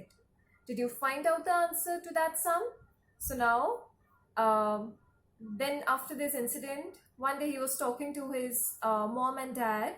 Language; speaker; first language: English; non-native, local second language; Hindi